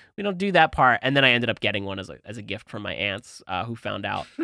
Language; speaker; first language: English; early bilingual, other home language; Italian